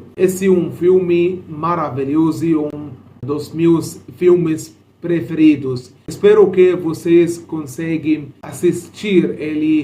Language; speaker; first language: Portuguese; non-native, fluent; Arabic